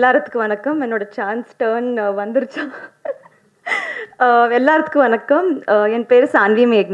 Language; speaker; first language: Tamil; non-native, learner; Telugu